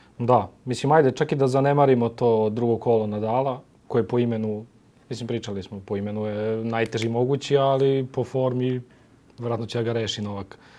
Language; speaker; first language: Serbian; native; Serbian